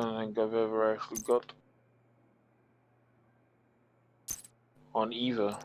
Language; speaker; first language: English; native; English